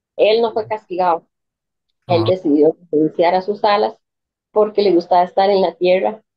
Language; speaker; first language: Spanish; native; Spanish